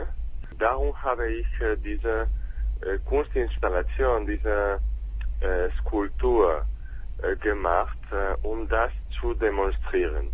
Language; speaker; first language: German; non-native, learner; Spanish